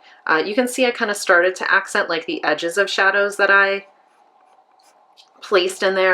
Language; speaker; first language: English; native; English